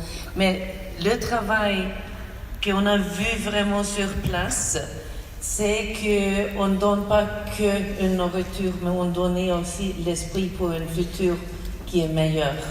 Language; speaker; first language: French; non-native, fluent; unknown